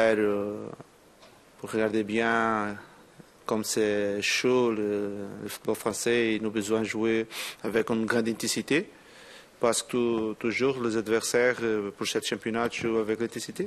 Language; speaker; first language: French; non-native, fluent; Portuguese